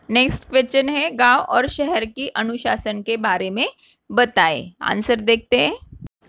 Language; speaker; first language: Hindi; non-native, local second language; Marathi